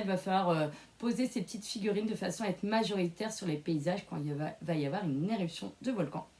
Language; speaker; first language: French; native; French